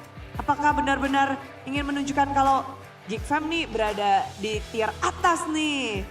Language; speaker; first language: Indonesian; native; Indonesian